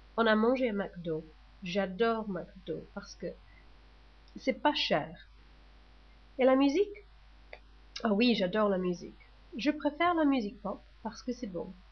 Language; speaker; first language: French; non-native, learner; English